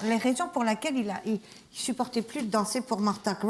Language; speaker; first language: French; native; French